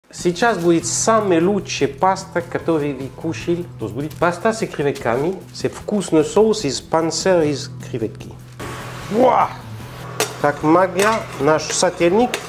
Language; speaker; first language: Russian; non-native, learner; French